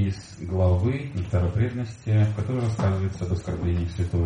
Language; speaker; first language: Russian; native; Russian